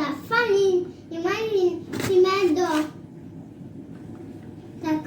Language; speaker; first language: French; native; French